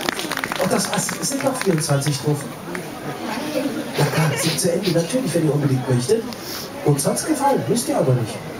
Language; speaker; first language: German; native; German